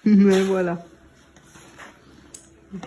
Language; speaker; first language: French; native; French